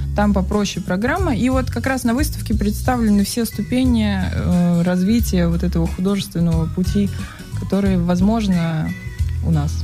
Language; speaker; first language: Russian; native; Russian